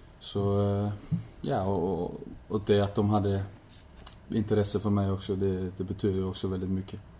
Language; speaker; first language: Swedish; non-native, learner; Icelandic